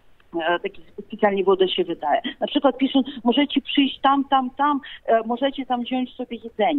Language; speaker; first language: Polish; non-native, fluent; Ukrainian